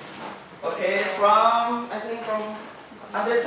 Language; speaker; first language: English; non-native, learner; Indonesian